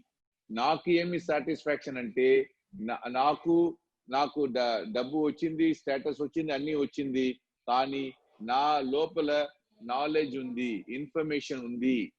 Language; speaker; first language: Telugu; non-native, local second language; Tamil